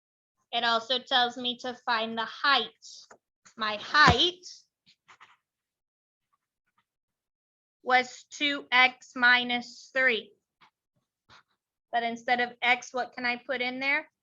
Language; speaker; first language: English; native; English